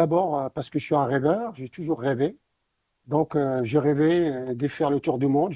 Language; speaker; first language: French; non-native, local second language; Arabic